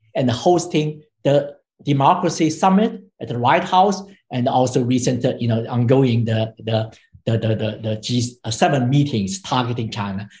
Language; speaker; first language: English; non-native, fluent; Chinese